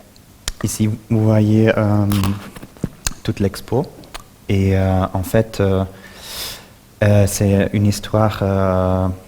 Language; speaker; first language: French; non-native, fluent; German